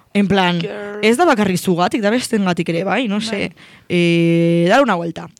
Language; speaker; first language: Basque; non-native, local second language; Spanish